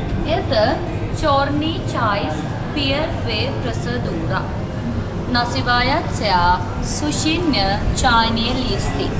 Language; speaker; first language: Russian; non-native, learner; Sinhala